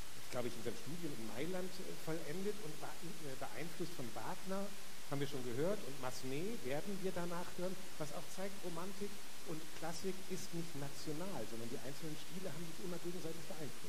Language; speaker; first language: German; native; German